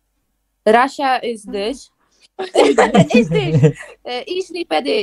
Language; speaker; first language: English; non-native, learner; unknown